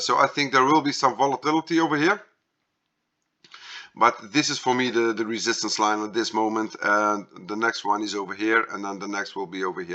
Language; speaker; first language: English; non-native, fluent; Dutch